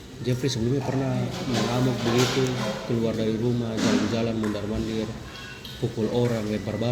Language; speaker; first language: Indonesian; native; Indonesian